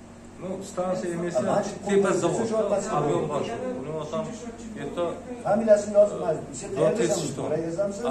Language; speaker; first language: Russian; non-native, local second language; Uzbek